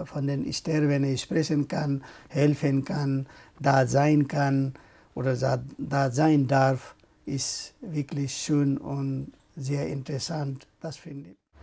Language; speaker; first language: German; non-native, fluent; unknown